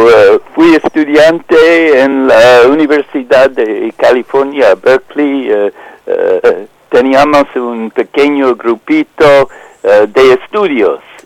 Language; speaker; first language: Spanish; non-native, fluent; English